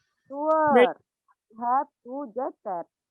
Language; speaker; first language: English; non-native, learner; Indonesian